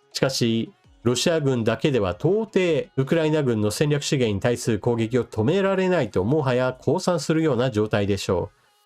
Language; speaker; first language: Japanese; native; Japanese